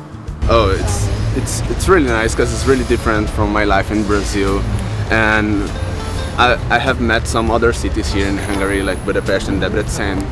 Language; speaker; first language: English; non-native, fluent; Portuguese